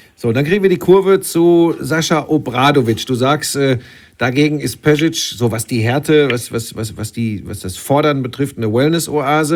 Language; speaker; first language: German; native; German